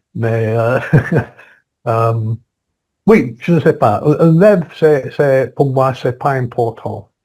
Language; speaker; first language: French; non-native, learner; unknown